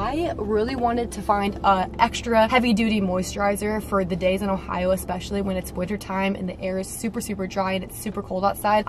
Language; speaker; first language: English; native; English